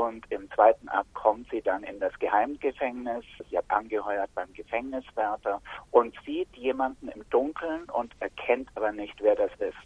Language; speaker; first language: German; non-native, fluent; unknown